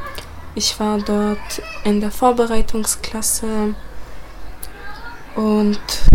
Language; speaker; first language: German; early bilingual, other home language; Bosnian